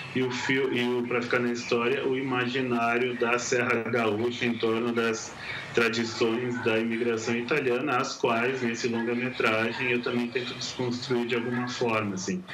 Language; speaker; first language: Portuguese; native; Portuguese